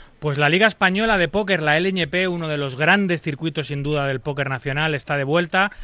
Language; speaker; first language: Spanish; native; Spanish